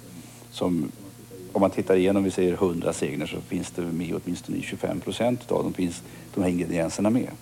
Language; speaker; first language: Swedish; native; Swedish